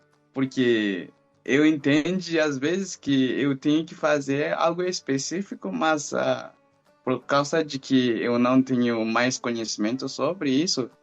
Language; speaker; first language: Portuguese; non-native, fluent; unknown